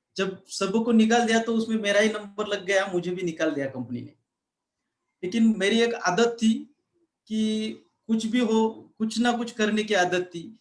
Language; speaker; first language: Hindi; non-native, local second language; Marathi